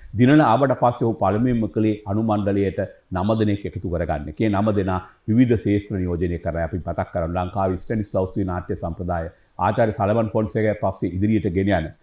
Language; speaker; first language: Sinhala; native; Sinhala